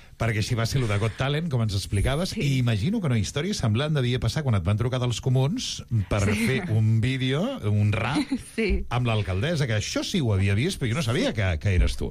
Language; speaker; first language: Catalan; native; Catalan